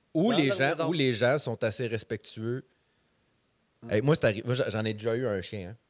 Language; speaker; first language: French; native; French